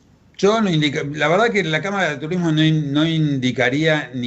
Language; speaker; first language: Spanish; native; Spanish